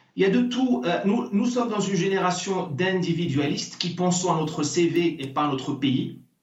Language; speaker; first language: French; non-native, local second language; Arabic